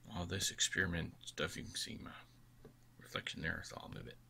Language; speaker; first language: English; native; English